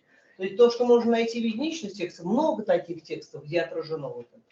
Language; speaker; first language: Russian; native; Russian